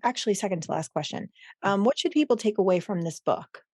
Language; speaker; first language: English; early bilingual, other home language; Spanish